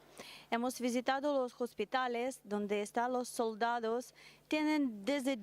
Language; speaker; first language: Spanish; non-native, learner; Russian